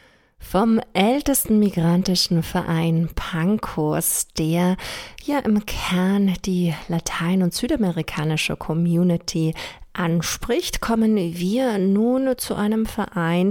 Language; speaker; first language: German; native; German